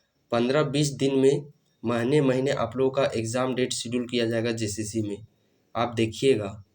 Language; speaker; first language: Hindi; native; Hindi